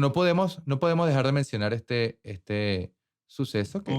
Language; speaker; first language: Spanish; native; Spanish